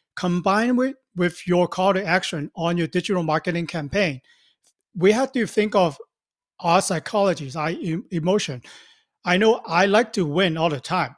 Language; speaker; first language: English; non-native, local second language; Cantonese